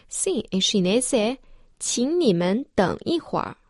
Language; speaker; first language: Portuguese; non-native, fluent; Chinese